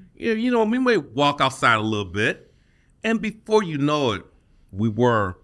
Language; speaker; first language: English; native; English